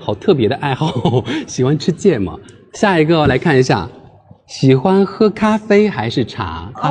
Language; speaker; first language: Chinese; native; Chinese